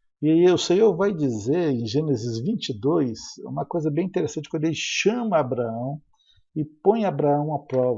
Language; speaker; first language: Portuguese; native; Portuguese